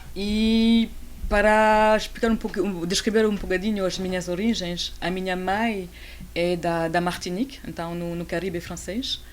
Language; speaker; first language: Portuguese; non-native, fluent; French